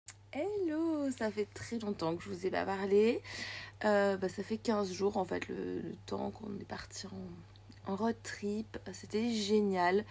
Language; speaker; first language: French; native; French